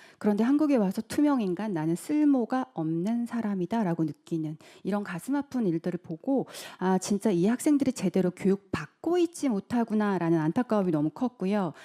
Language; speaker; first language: Korean; native; Korean